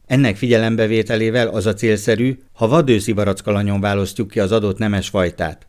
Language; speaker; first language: Hungarian; native; Hungarian